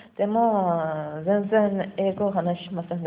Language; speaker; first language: Japanese; non-native, learner; Persian